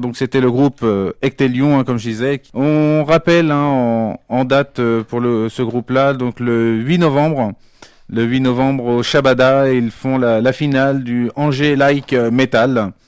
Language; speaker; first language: French; native; French